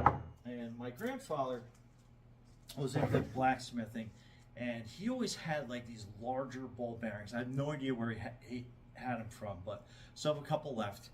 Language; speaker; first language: English; native; English